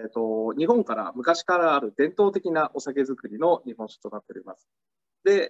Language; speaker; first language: Japanese; native; Japanese